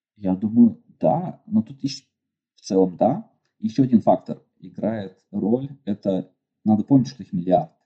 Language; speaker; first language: Russian; native; Russian